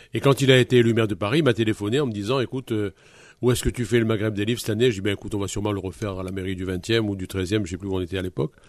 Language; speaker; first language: French; native; French